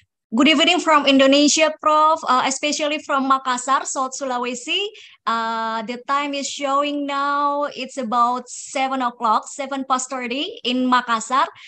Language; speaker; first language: English; non-native, fluent; Indonesian